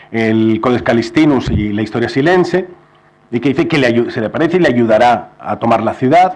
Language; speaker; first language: Spanish; native; Spanish